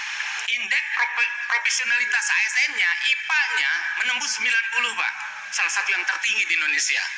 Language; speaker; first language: Indonesian; non-native, local second language; Sundanese